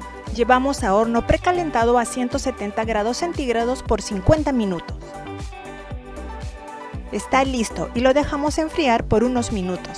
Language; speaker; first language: Spanish; native; Spanish